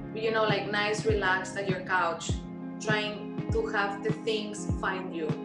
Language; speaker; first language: English; non-native, fluent; Spanish